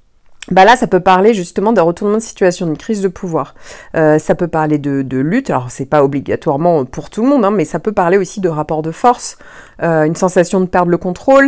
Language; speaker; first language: French; native; French